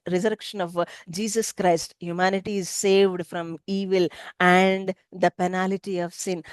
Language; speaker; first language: English; non-native, local second language; Telugu